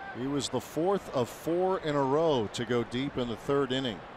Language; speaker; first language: English; native; English